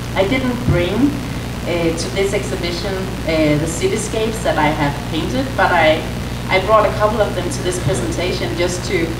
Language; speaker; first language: English; non-native, fluent; Danish